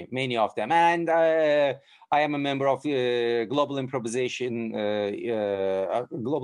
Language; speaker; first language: English; non-native, fluent; Turkish